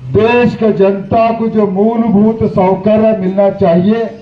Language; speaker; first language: Hindi; non-native, local second language; Marathi